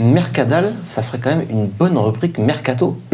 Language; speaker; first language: French; native; French